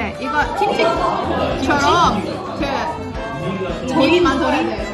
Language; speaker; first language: Korean; non-native, learner; Arabic